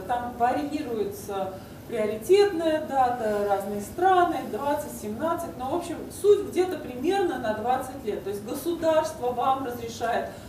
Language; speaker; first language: Russian; native; Russian